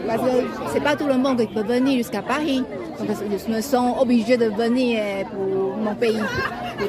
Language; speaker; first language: French; non-native, fluent; Chinese